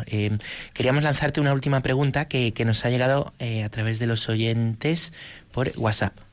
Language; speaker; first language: Spanish; native; Spanish